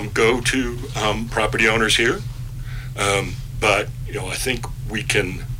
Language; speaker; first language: English; native; English